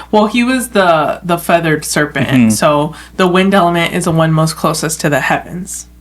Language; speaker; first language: English; native; English